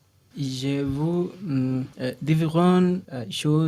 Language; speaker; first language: French; non-native, learner; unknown